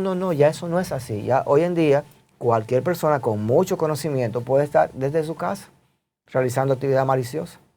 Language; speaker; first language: Spanish; native; Spanish